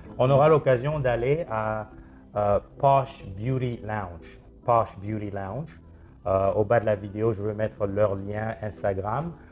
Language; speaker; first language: French; non-native, local second language; Lingala